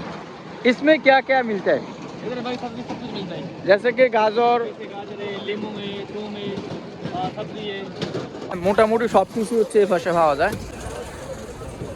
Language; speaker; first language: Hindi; non-native, learner; Bangla